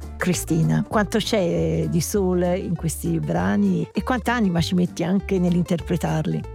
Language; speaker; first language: Italian; native; Italian